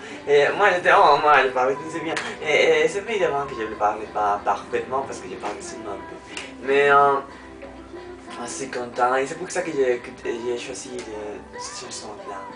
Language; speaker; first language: French; non-native, learner; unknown